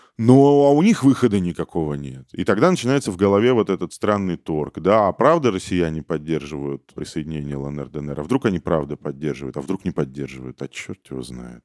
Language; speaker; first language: Russian; native; Russian